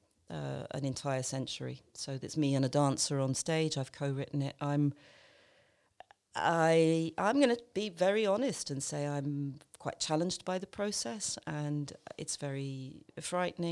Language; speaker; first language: English; native; English